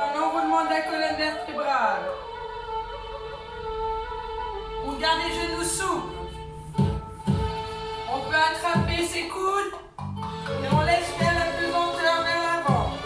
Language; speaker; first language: French; native; French